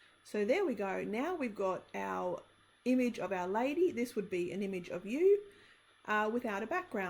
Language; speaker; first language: English; native; English